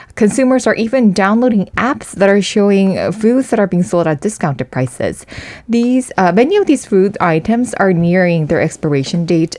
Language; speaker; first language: English; non-native, fluent; Korean